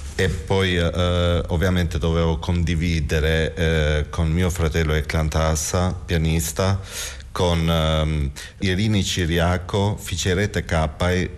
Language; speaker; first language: Italian; non-native, fluent; Albanian